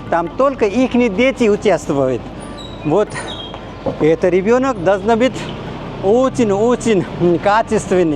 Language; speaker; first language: Russian; non-native, fluent; Nepali